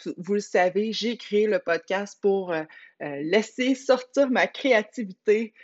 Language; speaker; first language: French; native; French